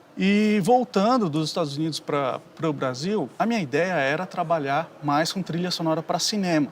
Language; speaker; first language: Portuguese; native; Portuguese